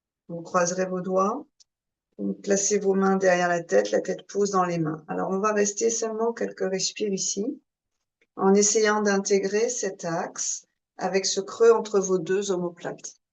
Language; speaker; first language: French; native; French